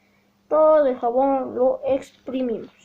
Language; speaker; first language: Spanish; native; Spanish